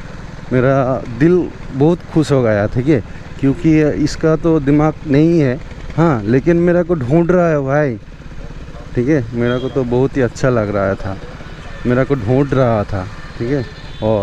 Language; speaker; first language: Hindi; non-native, local second language; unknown